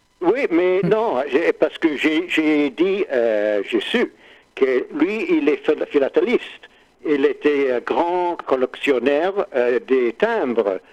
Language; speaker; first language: French; non-native, learner; English